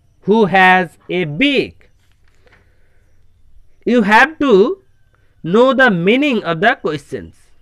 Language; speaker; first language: English; non-native, local second language; Bangla